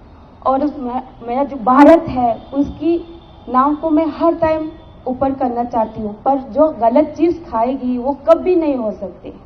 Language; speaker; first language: Hindi; non-native, local second language; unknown